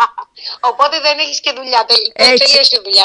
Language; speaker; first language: Greek; native; Greek